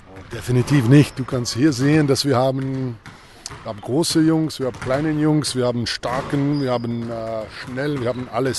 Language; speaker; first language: German; non-native, learner; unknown